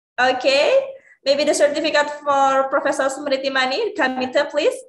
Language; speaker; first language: English; non-native, learner; Indonesian